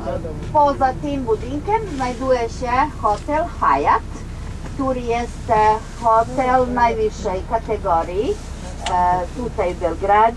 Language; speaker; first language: Polish; non-native, learner; Serbian